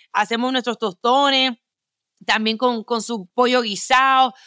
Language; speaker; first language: Spanish; early bilingual, heritage; Spanish